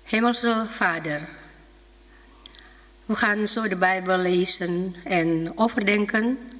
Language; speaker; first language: Dutch; non-native, fluent; Indonesian